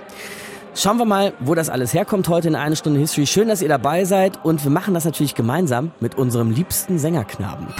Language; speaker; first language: German; native; German